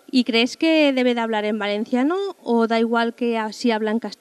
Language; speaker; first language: Spanish; native; Spanish